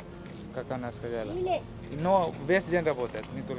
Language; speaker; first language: Russian; non-native, learner; Hindi